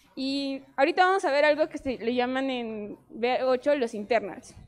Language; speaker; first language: Spanish; native; Spanish